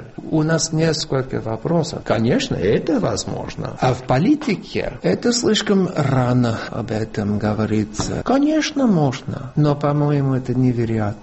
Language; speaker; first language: Russian; non-native, fluent; English